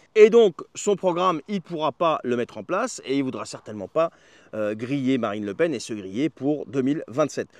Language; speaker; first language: French; native; French